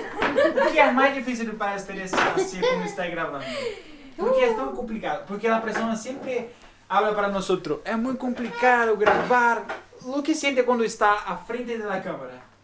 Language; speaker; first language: Spanish; non-native, learner; Portuguese